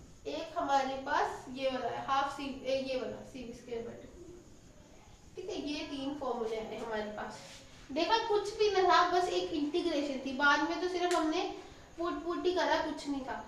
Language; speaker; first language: Hindi; native; Hindi